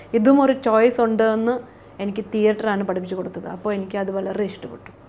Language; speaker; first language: Malayalam; early bilingual, heritage; Malayalam